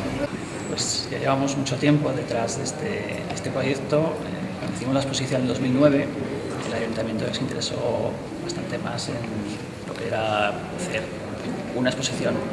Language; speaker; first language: Spanish; native; Spanish